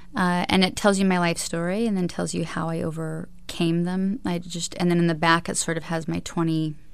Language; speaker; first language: English; native; English